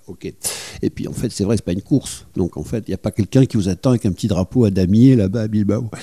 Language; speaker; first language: French; native; French